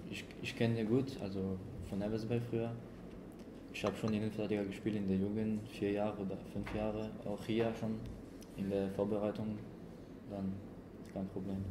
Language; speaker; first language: German; non-native, fluent; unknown